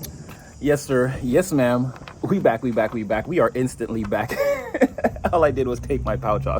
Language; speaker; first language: English; native; English